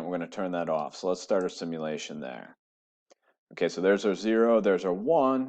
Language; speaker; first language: English; native; English